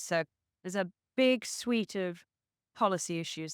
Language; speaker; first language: English; native; English